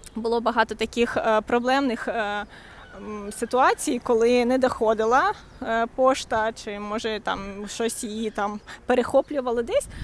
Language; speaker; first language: Ukrainian; native; Ukrainian